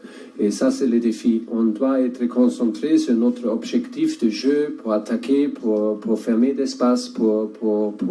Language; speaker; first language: French; non-native, learner; German